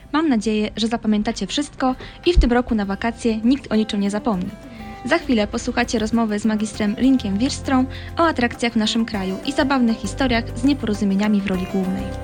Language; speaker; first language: Polish; native; Polish